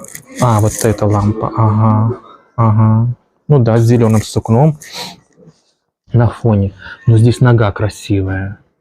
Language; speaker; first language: Russian; native; Russian